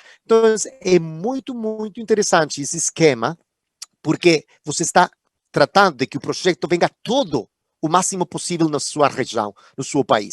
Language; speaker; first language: Portuguese; non-native, fluent; Spanish